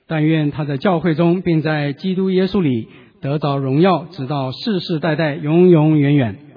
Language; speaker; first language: Chinese; native; Chinese